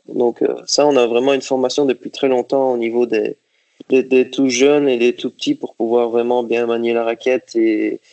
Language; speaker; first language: French; native; French